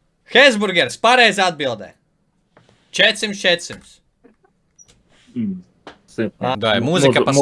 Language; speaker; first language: Latvian; native; Latvian